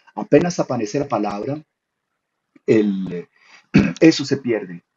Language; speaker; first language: Spanish; native; Spanish